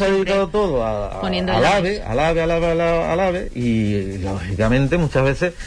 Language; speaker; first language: Spanish; native; Spanish